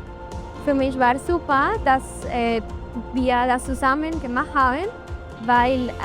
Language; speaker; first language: German; non-native, fluent; Spanish